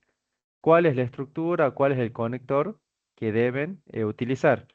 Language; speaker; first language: Spanish; native; Spanish